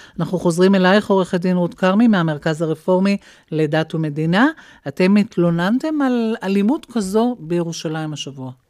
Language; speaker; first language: Hebrew; native; Hebrew